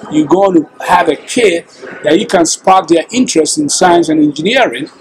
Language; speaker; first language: English; non-native, local second language; Akan